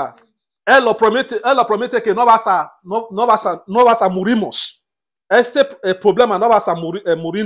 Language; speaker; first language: Spanish; non-native, learner; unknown